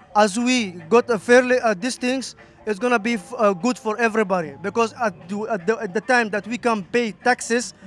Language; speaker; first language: English; non-native, fluent; Somali